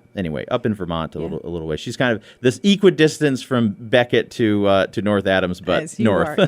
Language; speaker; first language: English; native; English